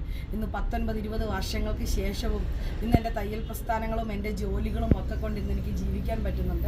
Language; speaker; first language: Malayalam; native; Malayalam